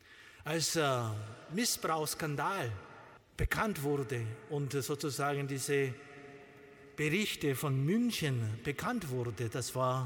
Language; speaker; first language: German; non-native, learner; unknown